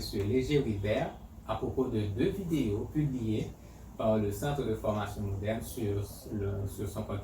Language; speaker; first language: French; native; French